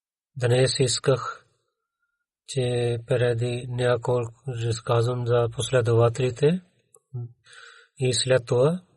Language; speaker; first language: Bulgarian; non-native, learner; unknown